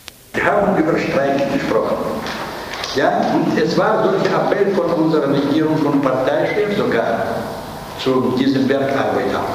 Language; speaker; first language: German; non-native, fluent; Russian